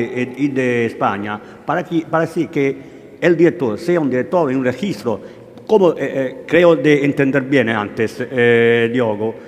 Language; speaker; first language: Spanish; non-native, learner; Italian